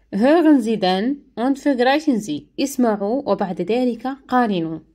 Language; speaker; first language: German; non-native, learner; Arabic